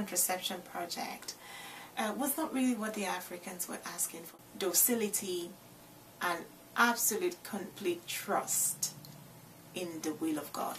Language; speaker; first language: English; non-native, local second language; Igbo